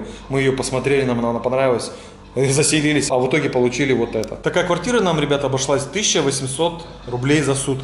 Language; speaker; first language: Russian; native; Russian